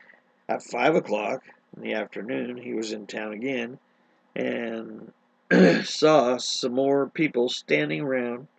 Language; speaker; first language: English; native; English